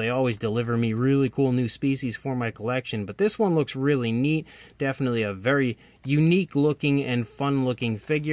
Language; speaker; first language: English; native; English